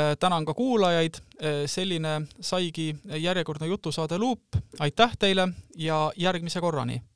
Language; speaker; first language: Estonian; non-native, local second language; Russian